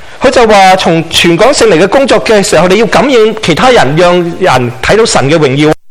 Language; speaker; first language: Chinese; non-native, local second language; Cantonese